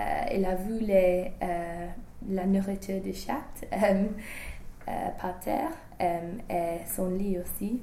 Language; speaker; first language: French; non-native, learner; English